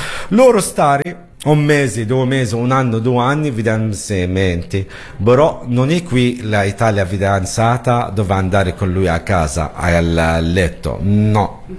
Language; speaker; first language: Italian; non-native, learner; Arabic